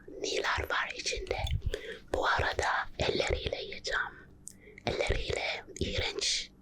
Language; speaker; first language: Turkish; non-native, learner; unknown